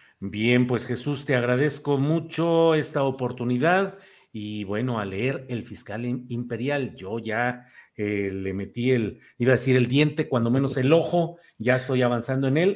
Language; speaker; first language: Spanish; native; Spanish